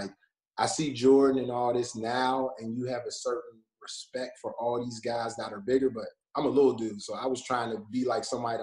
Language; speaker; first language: English; native; English